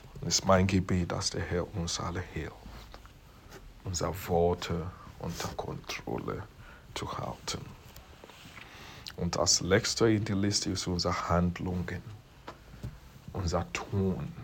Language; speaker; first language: German; non-native, fluent; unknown